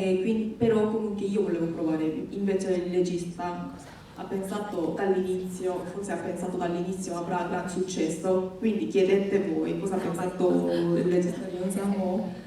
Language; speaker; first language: Italian; non-native, fluent; Korean